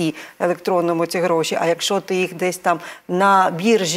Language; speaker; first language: Ukrainian; native; Ukrainian